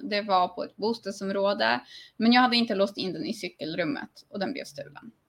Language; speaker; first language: Swedish; early bilingual, other home language; Polish